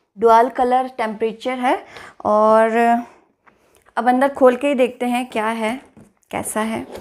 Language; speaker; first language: Hindi; native; Hindi